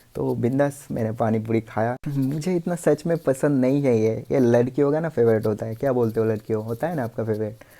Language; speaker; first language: Hindi; non-native, local second language; Bangla